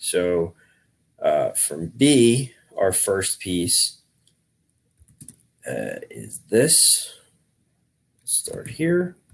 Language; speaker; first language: English; native; English